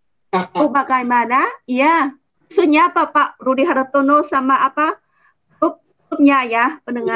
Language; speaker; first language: Indonesian; non-native, fluent; Vietnamese